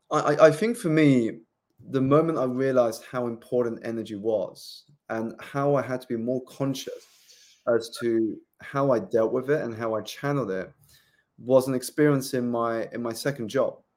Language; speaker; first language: English; native; English